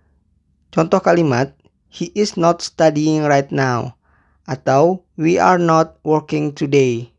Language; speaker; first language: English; non-native, fluent; Indonesian